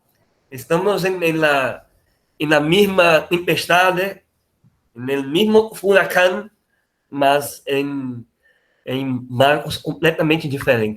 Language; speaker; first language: Spanish; non-native, fluent; Portuguese